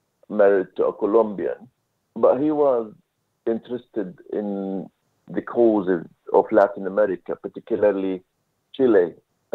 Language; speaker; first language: English; non-native, fluent; Arabic